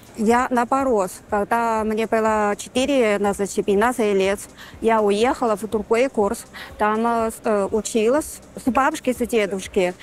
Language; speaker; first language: Russian; non-native, fluent; Chinese